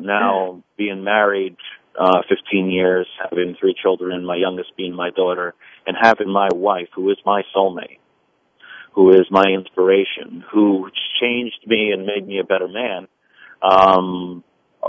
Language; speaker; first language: English; early bilingual, other home language; Italian